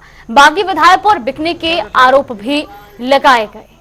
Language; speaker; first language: Hindi; native; Hindi